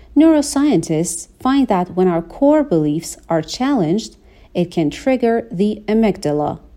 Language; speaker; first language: English; non-native, fluent; Persian